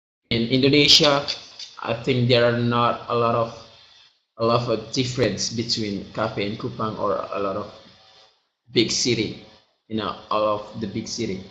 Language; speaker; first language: English; non-native, learner; Indonesian